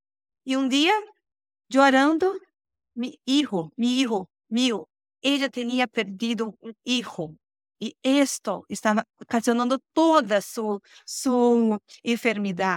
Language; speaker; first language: Spanish; non-native, learner; Portuguese